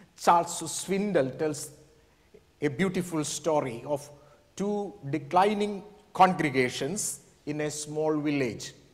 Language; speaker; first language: English; non-native, local second language; Malayalam